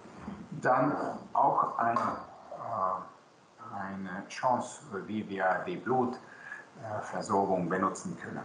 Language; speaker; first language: German; non-native, local second language; Hungarian